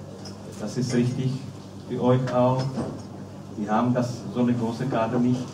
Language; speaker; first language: German; non-native, learner; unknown